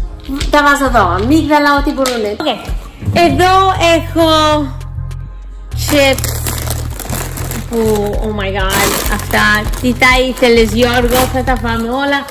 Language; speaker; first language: Greek; early bilingual, heritage; English